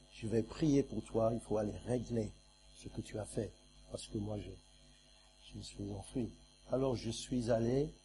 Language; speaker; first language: French; non-native, fluent; English